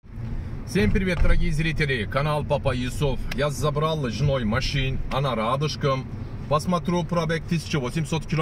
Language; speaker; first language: Russian; non-native, learner; Turkish